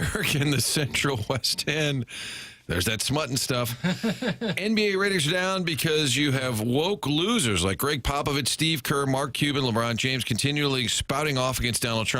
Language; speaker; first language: English; native; English